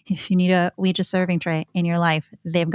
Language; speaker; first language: English; native; English